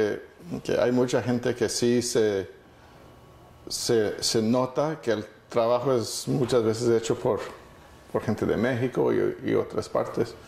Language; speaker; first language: Spanish; non-native, fluent; English